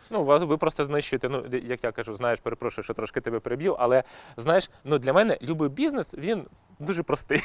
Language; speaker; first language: Ukrainian; non-native, local second language; Russian